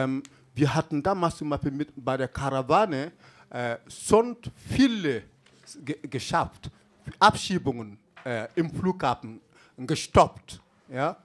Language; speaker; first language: German; non-native, fluent; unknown